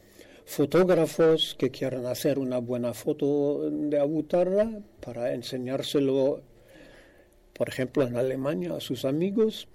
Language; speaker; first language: Spanish; non-native, fluent; German